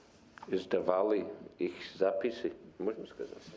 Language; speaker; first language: Russian; non-native, fluent; English